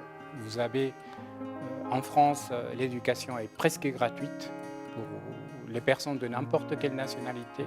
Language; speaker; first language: French; non-native, fluent; Spanish